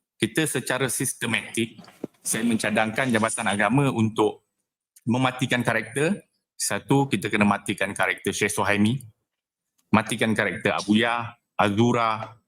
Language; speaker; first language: Malay; native; Malay